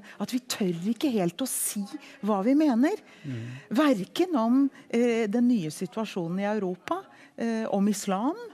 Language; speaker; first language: Norwegian; early bilingual, heritage; Norwegian